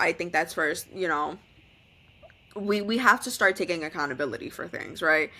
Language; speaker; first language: English; native; English